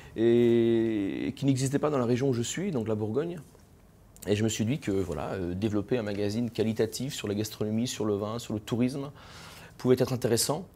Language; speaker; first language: French; native; French